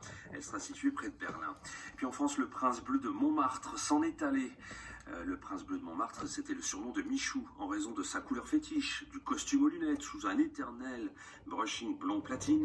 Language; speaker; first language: French; native; French